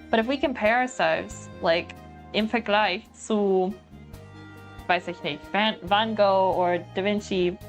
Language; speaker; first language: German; non-native, learner; English